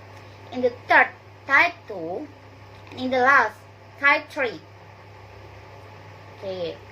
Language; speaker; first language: English; non-native, learner; Indonesian